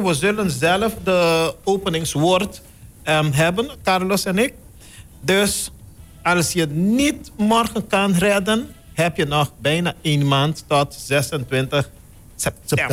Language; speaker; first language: Dutch; non-native, local second language; Papiamento